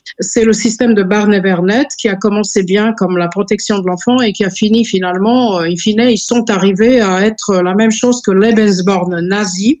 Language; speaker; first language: French; non-native, fluent; Serbian